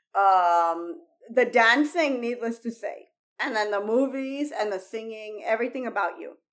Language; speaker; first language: English; early bilingual, heritage; Spanish